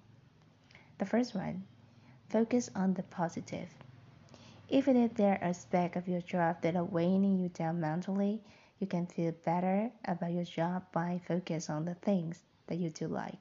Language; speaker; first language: English; non-native, fluent; Vietnamese